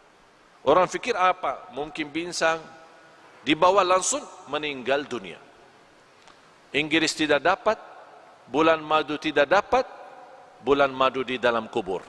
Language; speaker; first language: Indonesian; non-native, fluent; Arabic